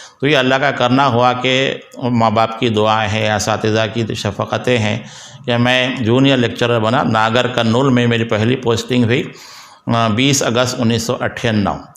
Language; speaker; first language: Urdu; native; Urdu